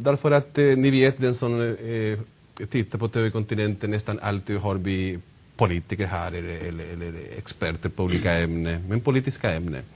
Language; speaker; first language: Swedish; non-native, fluent; Spanish